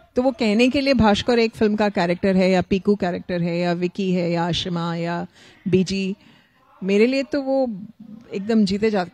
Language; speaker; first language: Hindi; native; Hindi